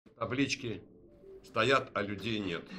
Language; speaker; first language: Russian; native; Russian